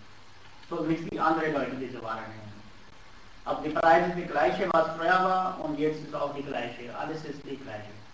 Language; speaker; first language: German; non-native, learner; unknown